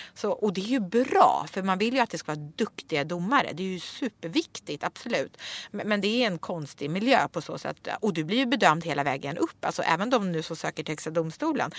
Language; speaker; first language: Swedish; native; Swedish